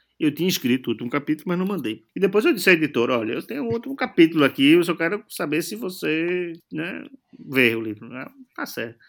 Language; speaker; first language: Portuguese; native; Portuguese